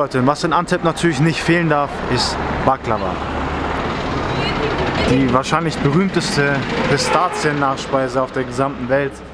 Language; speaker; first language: German; native; German